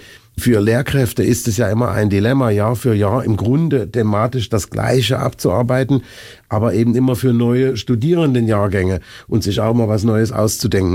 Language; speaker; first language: German; native; German